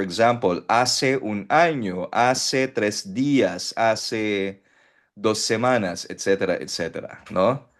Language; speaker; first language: Spanish; non-native, fluent; Filipino